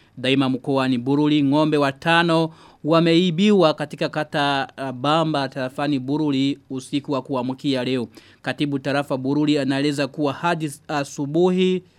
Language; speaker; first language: Swahili; non-native, local second language; Rundi